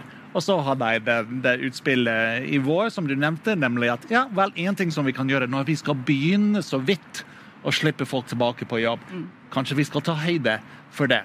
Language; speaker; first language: Norwegian; non-native, fluent; English